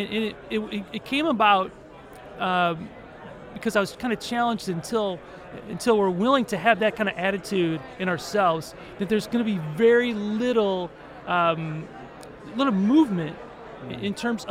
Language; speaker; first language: English; native; English